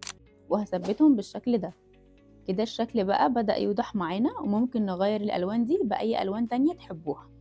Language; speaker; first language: Arabic; native; Arabic